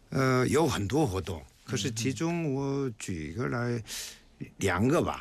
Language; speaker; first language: Chinese; non-native, fluent; Korean